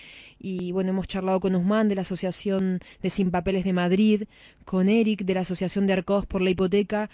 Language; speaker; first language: Spanish; native; Spanish